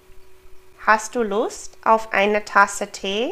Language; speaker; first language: German; non-native, fluent; English